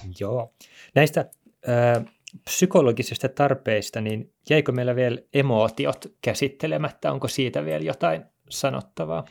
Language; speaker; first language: Finnish; native; Finnish